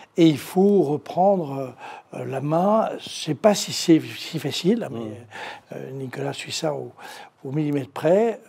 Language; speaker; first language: French; native; French